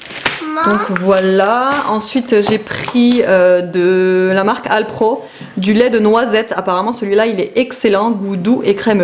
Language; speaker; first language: French; native; French